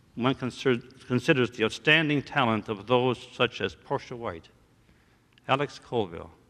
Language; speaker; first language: English; early bilingual, other home language; French